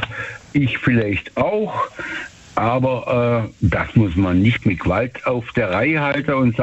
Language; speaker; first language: German; native; German